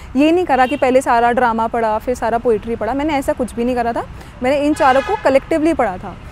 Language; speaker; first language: Hindi; native; Hindi